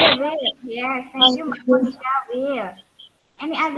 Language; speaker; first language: English; non-native, learner; Indonesian